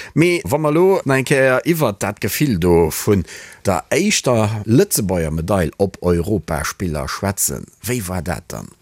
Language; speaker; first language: Luxembourgish; native; Luxembourgish